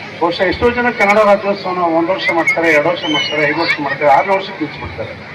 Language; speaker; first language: Kannada; native; Kannada